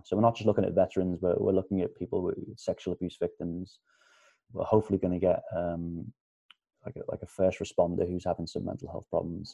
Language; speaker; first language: English; native; English